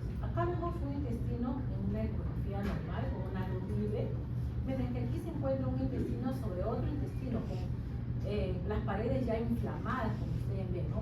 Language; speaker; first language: Spanish; native; Spanish